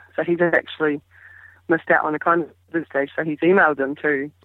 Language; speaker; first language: English; native; English